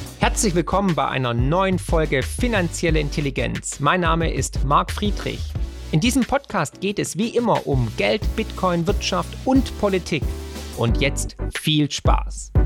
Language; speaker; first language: German; native; German